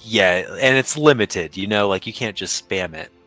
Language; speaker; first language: English; native; English